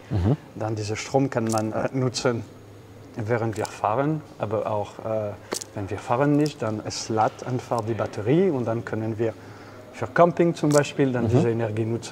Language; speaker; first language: German; non-native, fluent; French